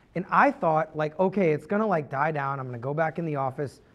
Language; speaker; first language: English; native; English